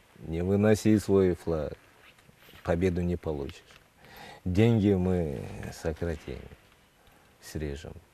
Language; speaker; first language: Russian; non-native, local second language; Kyrgyz